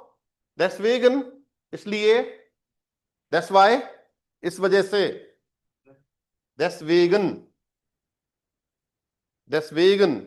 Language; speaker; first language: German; non-native, fluent; Hindi